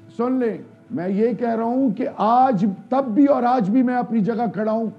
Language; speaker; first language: Urdu; non-native, local second language; Pashto